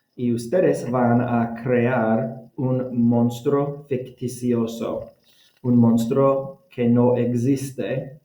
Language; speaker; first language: Spanish; non-native, fluent; English